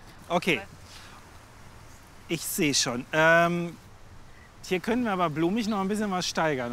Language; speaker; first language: German; native; German